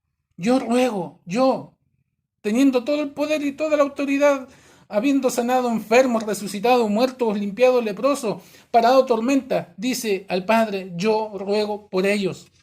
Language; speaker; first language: Spanish; native; Spanish